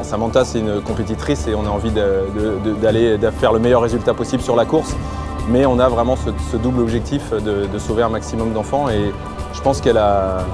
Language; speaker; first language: French; native; French